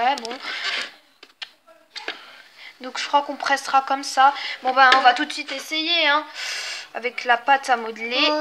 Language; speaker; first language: French; native; French